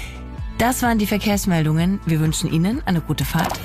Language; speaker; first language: German; native; German